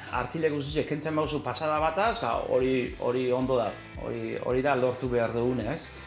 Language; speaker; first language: Basque; non-native, fluent; English